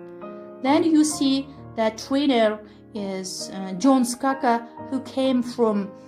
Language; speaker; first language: English; non-native, fluent; Kyrgyz